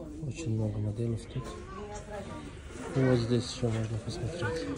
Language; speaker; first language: Russian; non-native, fluent; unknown